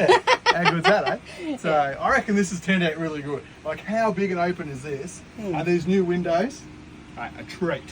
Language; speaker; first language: English; native; English